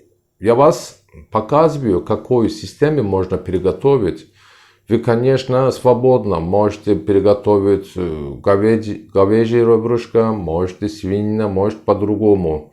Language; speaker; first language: Russian; non-native, learner; Turkish